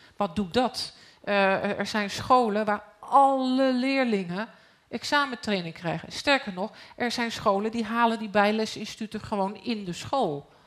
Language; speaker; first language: Dutch; native; Dutch